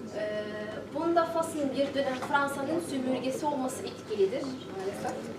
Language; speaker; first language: Turkish; non-native, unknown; Arabic